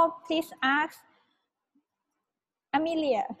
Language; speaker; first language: English; non-native, fluent; Thai